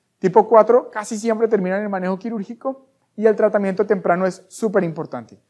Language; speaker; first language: Spanish; native; Spanish